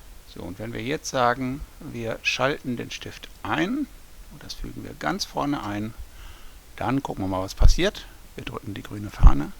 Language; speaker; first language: German; native; German